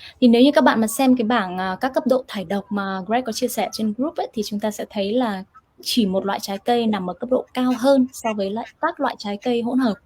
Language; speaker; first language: Vietnamese; native; Vietnamese